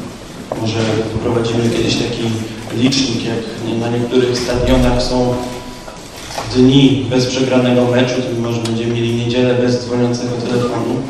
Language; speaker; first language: Polish; native; Polish